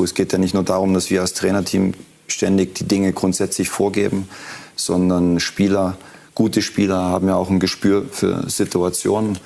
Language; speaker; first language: German; native; German